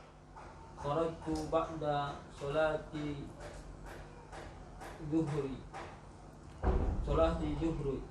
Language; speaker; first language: Arabic; non-native, learner; Indonesian